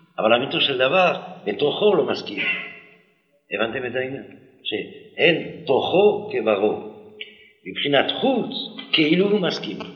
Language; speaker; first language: Hebrew; non-native, fluent; French